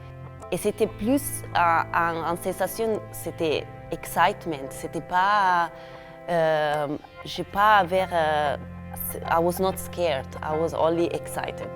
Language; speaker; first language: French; non-native, fluent; Italian